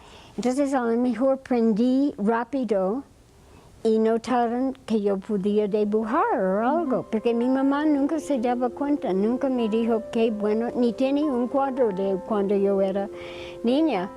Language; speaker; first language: Spanish; non-native, fluent; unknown